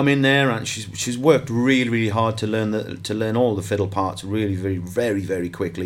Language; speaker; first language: English; native; English